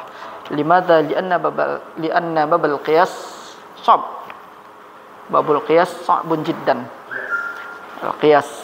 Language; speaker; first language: Arabic; non-native, learner; Malay